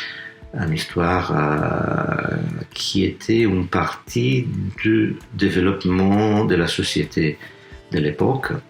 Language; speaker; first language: French; non-native, fluent; Italian